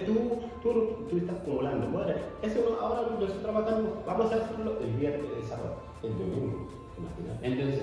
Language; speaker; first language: Spanish; non-native, learner; Fula